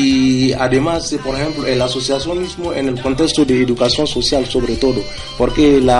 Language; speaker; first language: Spanish; non-native, fluent; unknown